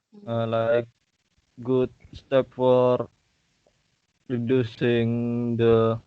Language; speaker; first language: English; non-native, learner; Indonesian